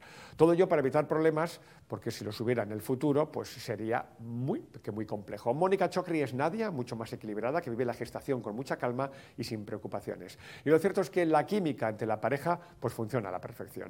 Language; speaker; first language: Spanish; native; Spanish